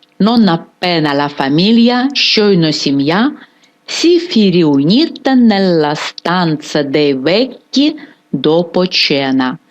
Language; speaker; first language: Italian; non-native, fluent; Ukrainian